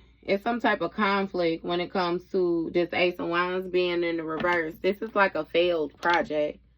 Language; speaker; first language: English; native; English